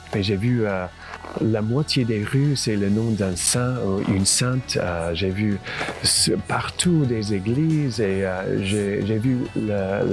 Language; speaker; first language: French; non-native, fluent; English